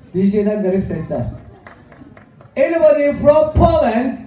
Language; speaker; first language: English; non-native, fluent; Turkish